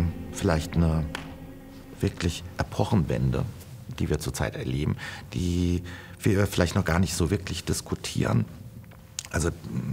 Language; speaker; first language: German; native; German